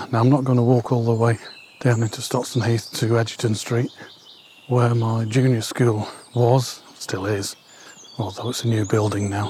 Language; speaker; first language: English; native; English